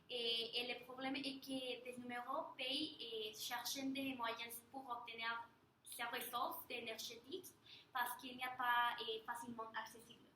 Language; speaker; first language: French; non-native, learner; Spanish